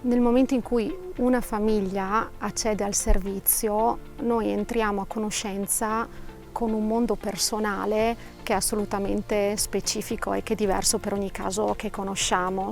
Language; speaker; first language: Italian; native; Italian